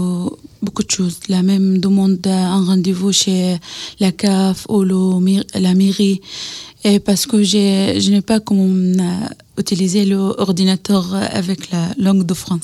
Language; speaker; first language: French; non-native, learner; Arabic